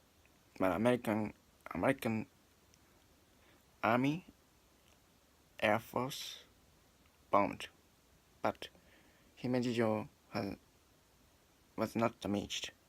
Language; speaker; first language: English; non-native, learner; Japanese